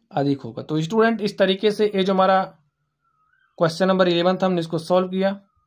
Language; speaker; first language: Hindi; native; Hindi